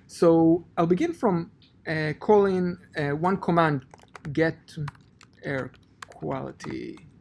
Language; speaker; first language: English; non-native, fluent; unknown